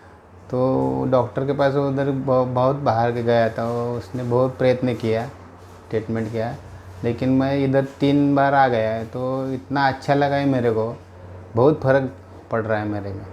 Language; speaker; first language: Hindi; non-native, local second language; Marathi